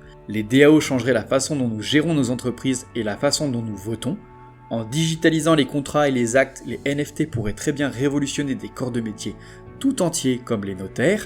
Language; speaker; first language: French; native; French